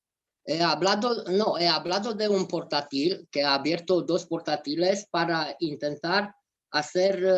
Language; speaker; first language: Spanish; non-native, fluent; Romanian